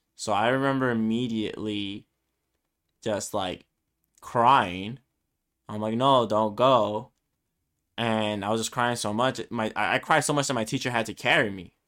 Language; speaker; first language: English; early bilingual, other home language; Spanish